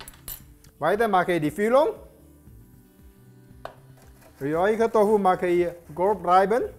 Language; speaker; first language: German; non-native, learner; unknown